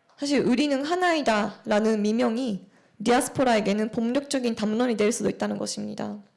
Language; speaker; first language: Korean; early bilingual, heritage; Japanese